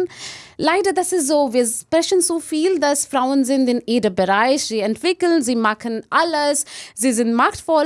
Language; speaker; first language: German; non-native, learner; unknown